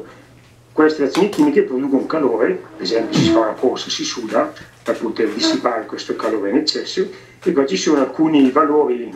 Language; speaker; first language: Italian; native; Italian